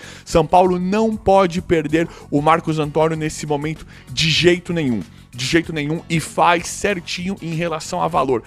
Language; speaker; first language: Portuguese; native; Portuguese